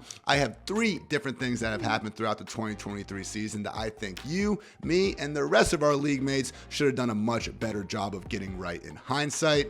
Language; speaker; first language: English; native; English